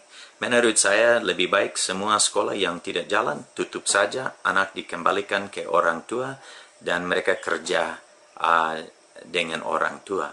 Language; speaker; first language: Indonesian; non-native, fluent; English